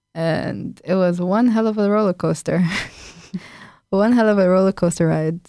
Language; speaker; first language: English; non-native, fluent; Arabic